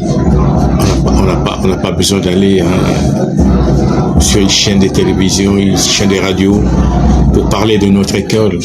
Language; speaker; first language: French; non-native, local second language; Luba-Lulua